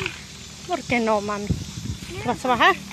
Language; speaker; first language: Spanish; native; Spanish